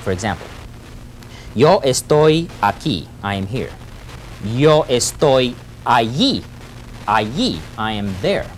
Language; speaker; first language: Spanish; non-native, fluent; English